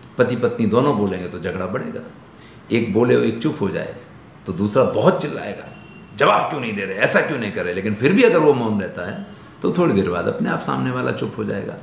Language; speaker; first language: Hindi; native; Hindi